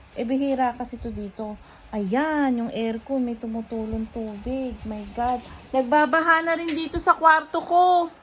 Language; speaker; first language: Filipino; native; Filipino